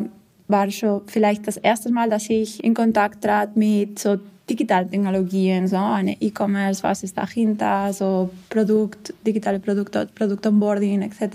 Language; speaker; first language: German; non-native, fluent; Spanish